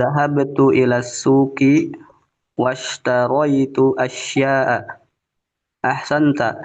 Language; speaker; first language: Arabic; non-native, learner; Indonesian